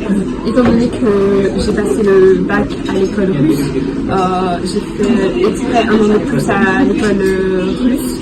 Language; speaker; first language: French; early bilingual, heritage; French